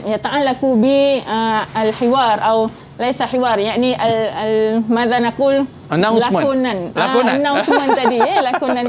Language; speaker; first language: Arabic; non-native, fluent; Malay